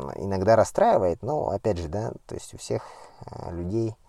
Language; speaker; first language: Russian; native; Russian